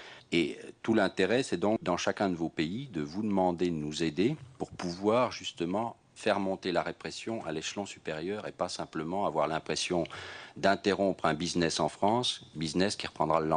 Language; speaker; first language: French; native; French